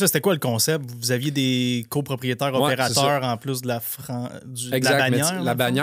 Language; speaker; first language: French; native; French